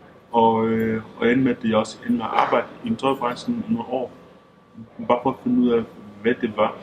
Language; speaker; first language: Danish; early bilingual, other home language; Lingala